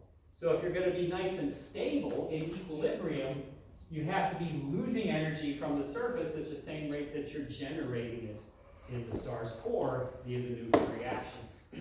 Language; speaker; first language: English; native; English